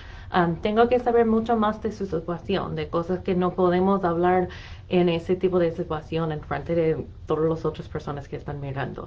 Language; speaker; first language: Spanish; non-native, fluent; English